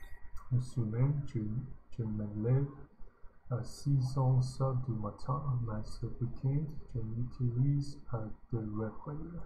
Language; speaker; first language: French; non-native, learner; English